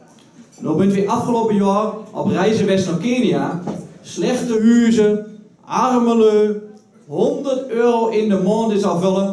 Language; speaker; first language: Dutch; native; Dutch